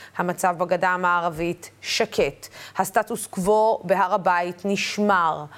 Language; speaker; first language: Hebrew; non-native, local second language; Arabic